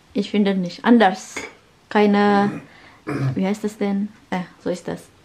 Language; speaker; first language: German; non-native, learner; Indonesian